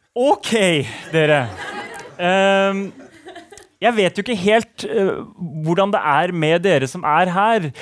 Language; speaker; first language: Norwegian; native; Norwegian